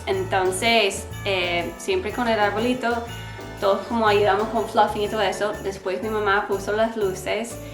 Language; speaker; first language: Spanish; non-native, learner; English